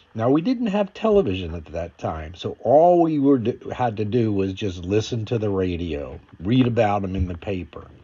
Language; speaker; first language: English; native; English